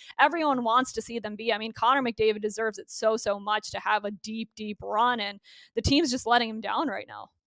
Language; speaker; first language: English; native; English